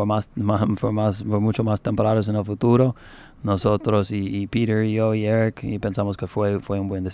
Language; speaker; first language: Spanish; non-native, learner; English